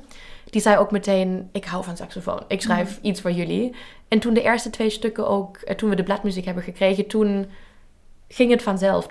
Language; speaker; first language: Dutch; native; Dutch